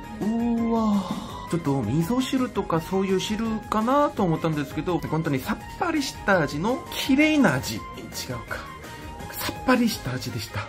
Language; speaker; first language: Japanese; non-native, fluent; Korean